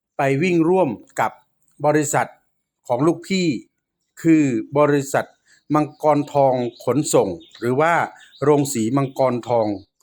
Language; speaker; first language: Thai; native; Thai